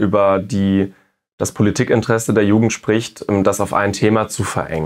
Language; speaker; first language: German; native; German